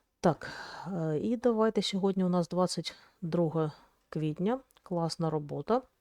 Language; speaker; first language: Ukrainian; native; Ukrainian